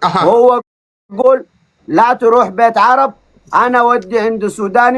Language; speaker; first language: Arabic; non-native, learner; Oromo